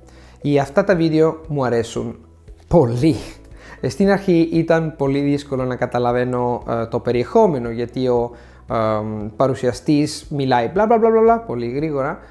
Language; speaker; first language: Greek; non-native, fluent; Italian